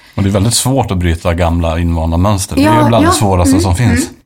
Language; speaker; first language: Swedish; native; Swedish